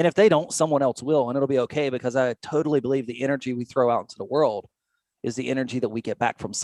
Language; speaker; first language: English; native; English